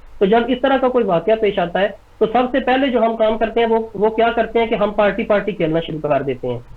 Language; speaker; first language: Urdu; non-native, local second language; Punjabi